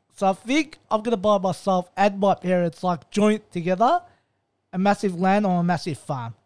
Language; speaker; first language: English; native; English